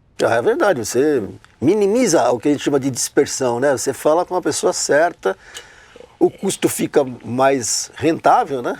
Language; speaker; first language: Portuguese; native; Portuguese